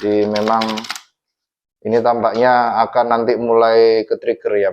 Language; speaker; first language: Indonesian; native; Indonesian